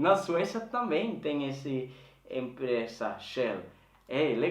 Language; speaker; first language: Portuguese; non-native, fluent; Swedish